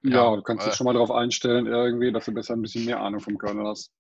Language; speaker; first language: German; non-native, fluent; English